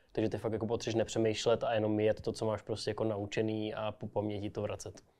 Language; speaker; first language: Czech; native; Czech